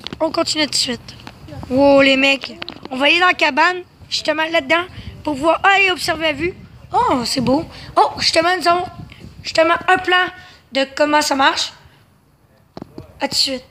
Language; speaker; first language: French; native; French